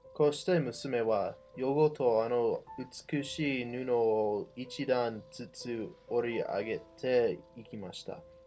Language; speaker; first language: Japanese; non-native, fluent; English